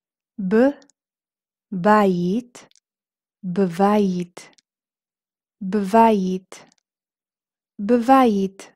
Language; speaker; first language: Hebrew; non-native, fluent; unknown